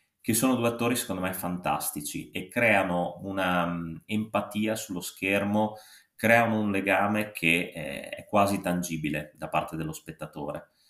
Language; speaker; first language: Italian; native; Italian